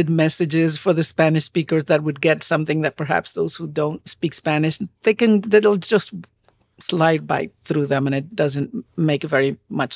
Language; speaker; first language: English; non-native, fluent; Spanish